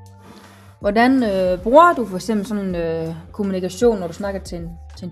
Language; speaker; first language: Danish; native; Danish